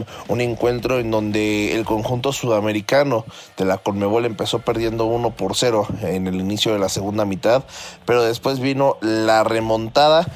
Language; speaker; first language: Spanish; native; Spanish